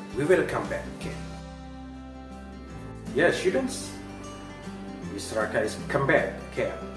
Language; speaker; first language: English; non-native, fluent; Indonesian